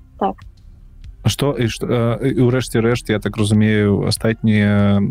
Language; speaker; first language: Belarusian; non-native, local second language; Russian